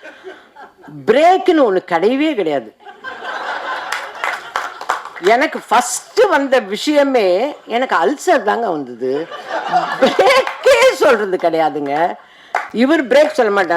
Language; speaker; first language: Tamil; native; Tamil